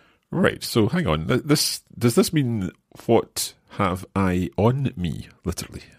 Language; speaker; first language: English; native; English